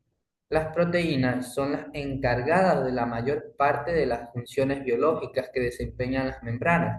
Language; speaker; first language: Spanish; native; Spanish